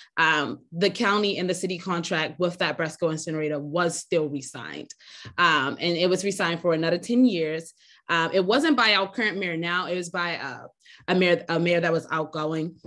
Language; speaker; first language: English; native; English